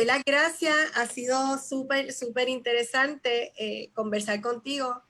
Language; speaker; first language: Spanish; native; Spanish